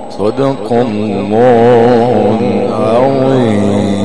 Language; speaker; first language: Arabic; native; Arabic